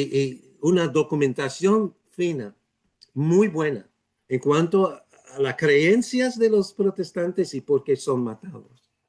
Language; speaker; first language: Spanish; non-native, fluent; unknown